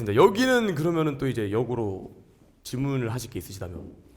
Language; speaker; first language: Korean; native; Korean